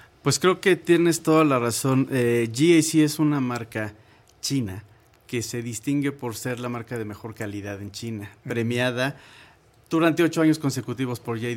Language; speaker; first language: Spanish; native; Spanish